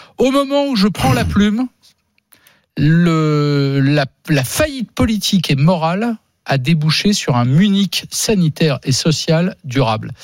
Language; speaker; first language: French; native; French